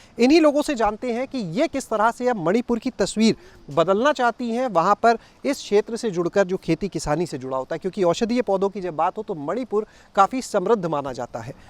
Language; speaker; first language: Hindi; native; Hindi